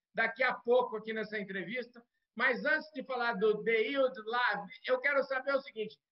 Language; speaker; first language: Portuguese; native; Portuguese